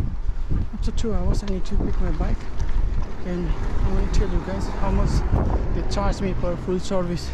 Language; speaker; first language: English; non-native, learner; Nepali